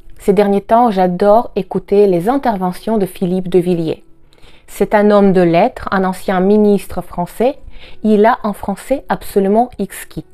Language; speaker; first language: French; non-native, fluent; Russian